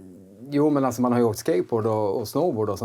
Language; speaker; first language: Swedish; native; Swedish